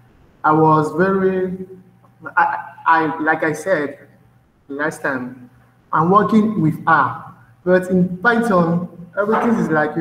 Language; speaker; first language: English; non-native, fluent; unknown